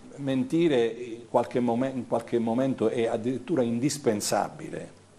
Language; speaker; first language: Italian; native; Italian